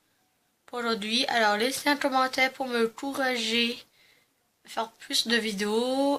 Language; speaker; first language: French; early bilingual, other home language; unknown